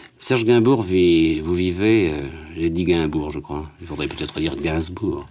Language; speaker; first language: French; native; French